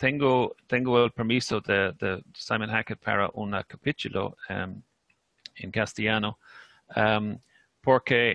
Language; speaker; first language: Spanish; non-native, fluent; English